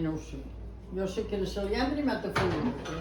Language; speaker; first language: Catalan; native; Catalan